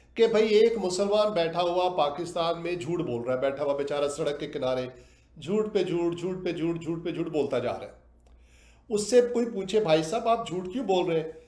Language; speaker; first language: Urdu; native; Urdu